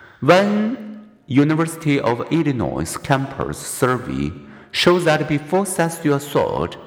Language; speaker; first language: English; non-native, fluent; Chinese